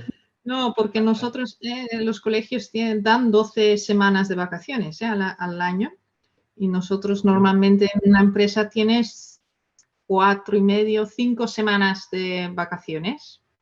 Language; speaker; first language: Spanish; non-native, fluent; Dutch